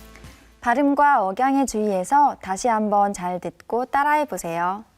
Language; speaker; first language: Korean; native; Korean